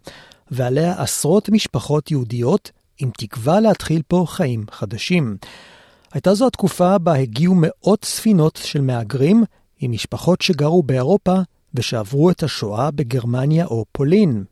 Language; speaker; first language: Hebrew; native; Hebrew